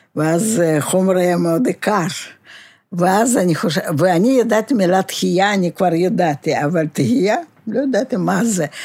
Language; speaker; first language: Hebrew; non-native, fluent; Russian